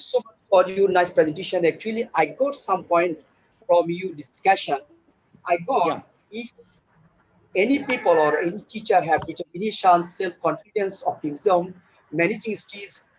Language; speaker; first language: English; non-native, fluent; Bangla